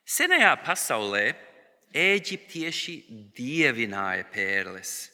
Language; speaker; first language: Latvian; early bilingual, heritage; Latvian